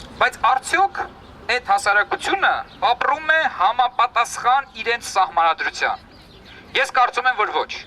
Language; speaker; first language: Armenian; native; Armenian